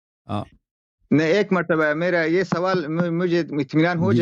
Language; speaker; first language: Urdu; non-native, fluent; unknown